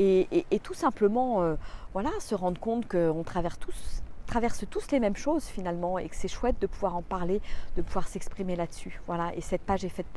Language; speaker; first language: French; native; French